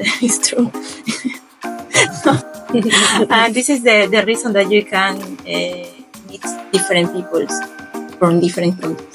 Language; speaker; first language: English; non-native, learner; Spanish